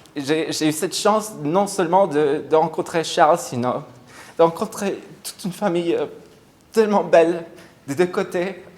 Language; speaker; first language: French; non-native, fluent; Spanish